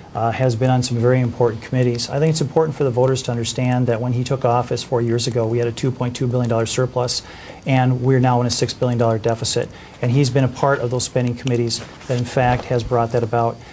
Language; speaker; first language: English; native; English